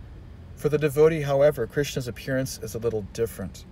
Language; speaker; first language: English; native; English